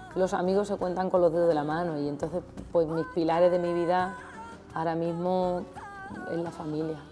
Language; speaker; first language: Spanish; native; Spanish